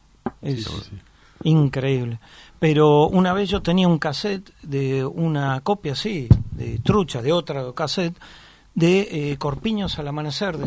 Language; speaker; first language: Spanish; native; Spanish